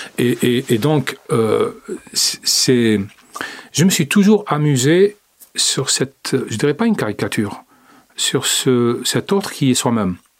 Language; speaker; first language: French; non-native, local second language; Arabic